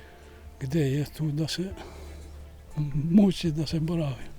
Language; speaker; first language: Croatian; non-native, local second language; Albanian